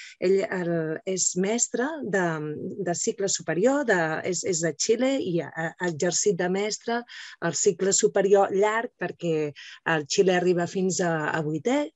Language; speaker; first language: Catalan; native; Catalan